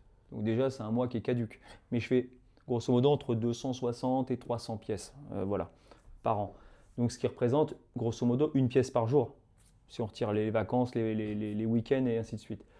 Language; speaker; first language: French; native; French